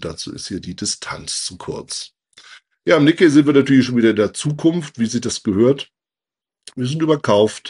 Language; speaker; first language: German; native; German